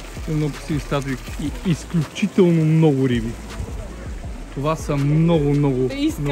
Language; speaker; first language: Bulgarian; native; Bulgarian